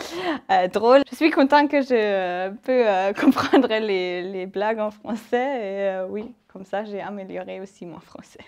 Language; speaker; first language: French; non-native, fluent; German